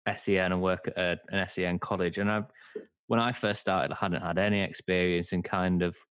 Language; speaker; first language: English; native; English